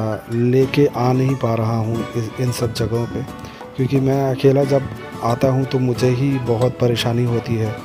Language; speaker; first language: Hindi; native; Hindi